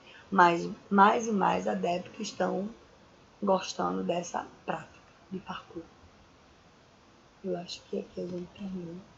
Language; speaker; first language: Portuguese; native; Portuguese